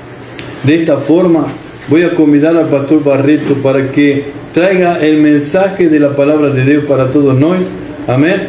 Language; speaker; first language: Portuguese; non-native, fluent; Spanish